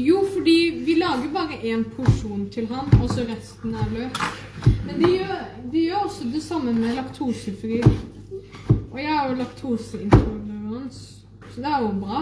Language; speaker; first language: Norwegian; non-native, local second language; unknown